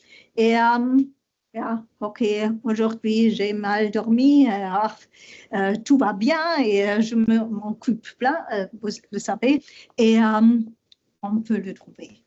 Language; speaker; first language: French; non-native, learner; German